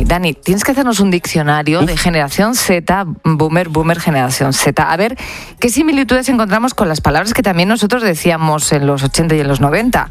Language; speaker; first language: Spanish; native; Spanish